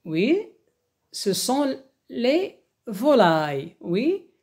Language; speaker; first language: French; non-native, local second language; Arabic